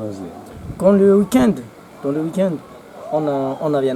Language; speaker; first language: French; non-native, local second language; Malagasy